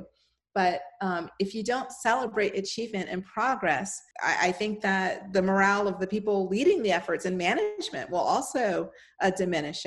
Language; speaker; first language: English; native; English